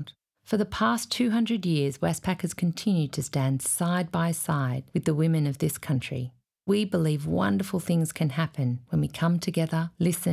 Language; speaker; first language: English; native; English